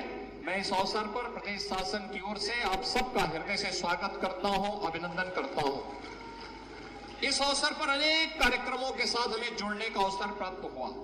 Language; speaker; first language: Hindi; native; Hindi